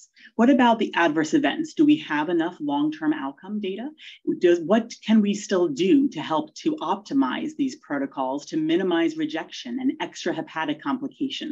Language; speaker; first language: English; native; English